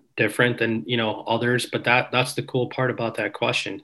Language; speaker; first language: English; early bilingual, other home language; Hindi